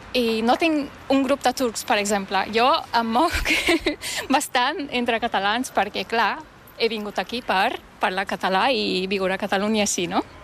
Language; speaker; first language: Catalan; non-native, fluent; Turkish